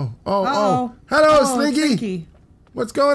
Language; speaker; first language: English; native; English